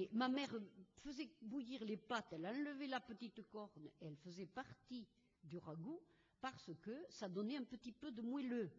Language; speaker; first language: French; native; French